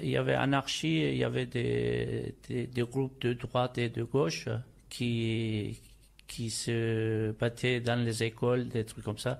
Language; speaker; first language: French; non-native, fluent; Turkish